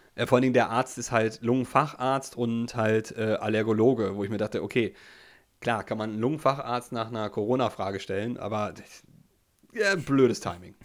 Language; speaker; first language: German; early bilingual, other home language; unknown